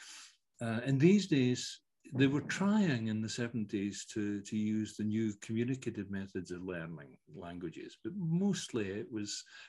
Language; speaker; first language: English; early bilingual, other home language; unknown